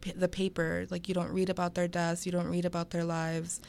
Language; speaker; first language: English; native; English